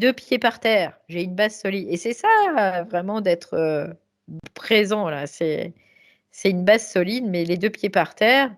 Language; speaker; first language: French; native; French